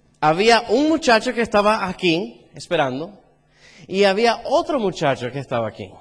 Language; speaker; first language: Spanish; early bilingual, heritage; Spanish